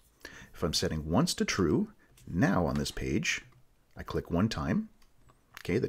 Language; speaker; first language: English; native; English